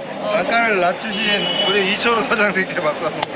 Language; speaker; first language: Korean; native; Korean